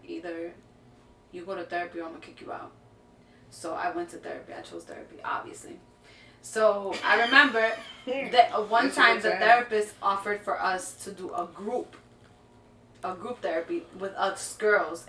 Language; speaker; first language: English; early bilingual, other home language; Spanish